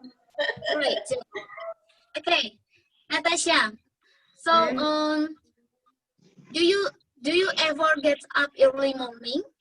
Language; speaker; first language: English; non-native, learner; Indonesian